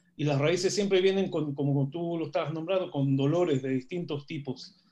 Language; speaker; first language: Spanish; non-native, fluent; Hebrew